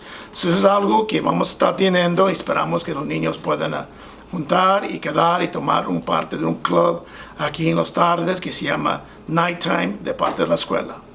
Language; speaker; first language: Spanish; non-native, fluent; English